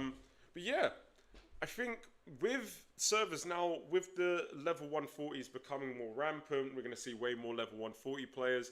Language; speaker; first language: English; native; English